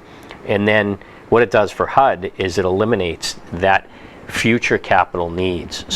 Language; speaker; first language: English; native; English